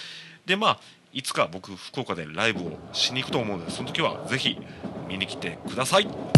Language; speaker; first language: Japanese; native; Japanese